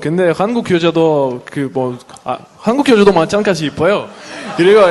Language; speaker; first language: Korean; non-native, fluent; Russian